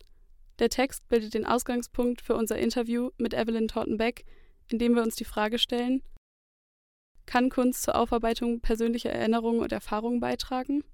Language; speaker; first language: German; native; German